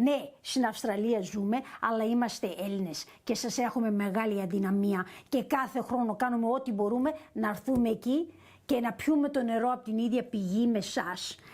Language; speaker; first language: Greek; early bilingual, heritage; English